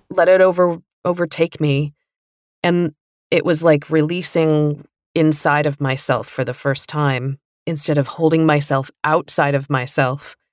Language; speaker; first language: English; native; English